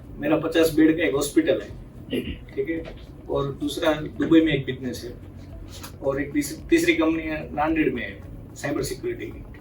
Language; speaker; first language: Hindi; non-native, local second language; Marathi